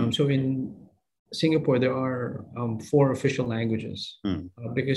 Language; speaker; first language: English; non-native, local second language; Filipino